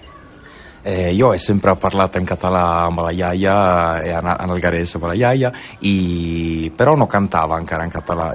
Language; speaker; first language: Catalan; non-native, local second language; Italian